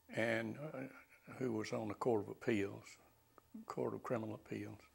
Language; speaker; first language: English; native; English